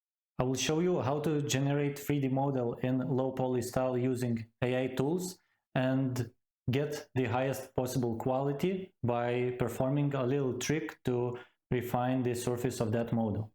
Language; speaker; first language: English; non-native, fluent; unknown